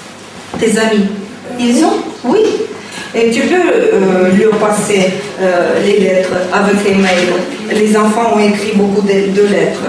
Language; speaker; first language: French; non-native, fluent; Russian